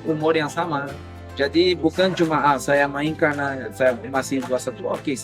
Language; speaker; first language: Indonesian; non-native, fluent; Portuguese